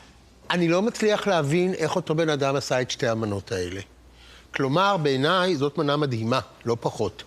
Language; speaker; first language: Hebrew; native; Hebrew